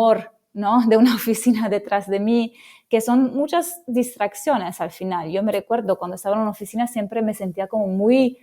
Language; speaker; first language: Spanish; non-native, fluent; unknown